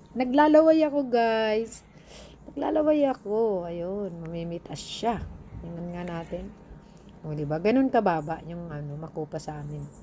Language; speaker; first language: Filipino; non-native, local second language; Bikol